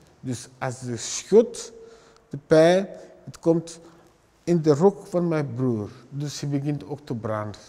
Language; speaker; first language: Dutch; non-native, learner; Somali